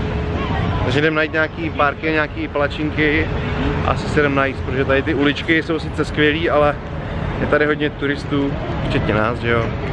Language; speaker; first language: Czech; native; Czech